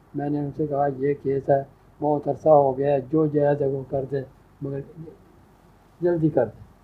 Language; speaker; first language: Urdu; non-native, local second language; Punjabi